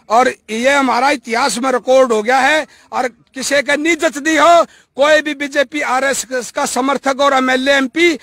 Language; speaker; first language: Hindi; native; Hindi